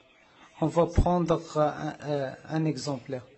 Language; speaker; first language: French; non-native, learner; Arabic